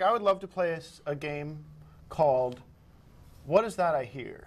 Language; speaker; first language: English; native; English